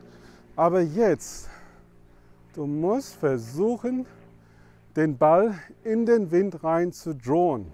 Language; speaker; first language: German; non-native, fluent; English